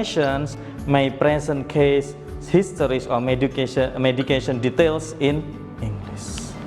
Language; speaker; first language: English; non-native, fluent; Indonesian